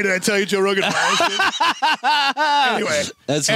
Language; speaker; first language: English; native; English